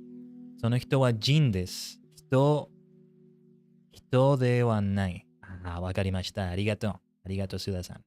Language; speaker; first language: Japanese; non-native, learner; English